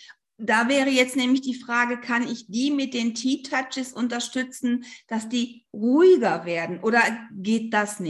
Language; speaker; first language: German; native; German